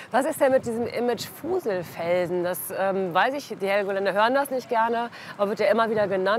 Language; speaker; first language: German; native; German